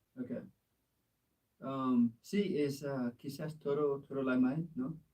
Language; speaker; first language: Spanish; non-native, learner; English